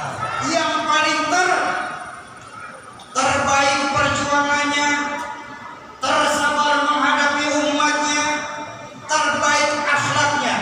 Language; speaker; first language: Indonesian; native; Indonesian